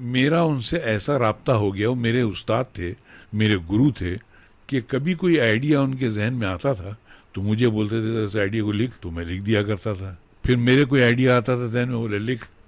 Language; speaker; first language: Hindi; native; Hindi